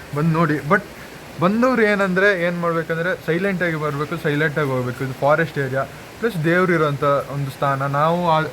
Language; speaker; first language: Kannada; non-native, local second language; Kodava